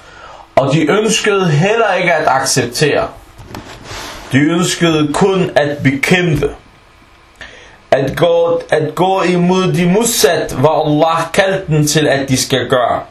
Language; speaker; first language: Danish; early bilingual, other home language; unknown